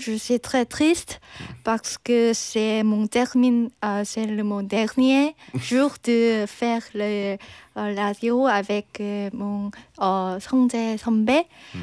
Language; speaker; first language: French; non-native, learner; Korean